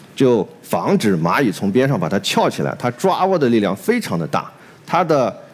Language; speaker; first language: Chinese; native; Chinese